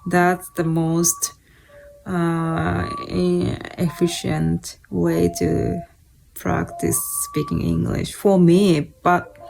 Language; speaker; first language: English; non-native, fluent; Japanese